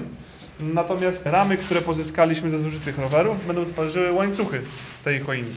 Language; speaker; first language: Polish; native; Polish